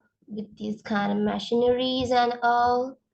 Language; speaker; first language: English; non-native, local second language; Sinhala